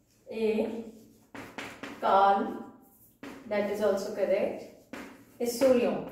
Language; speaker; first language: English; non-native, local second language; Punjabi